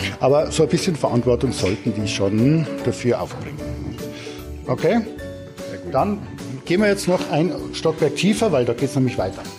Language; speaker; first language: German; native; German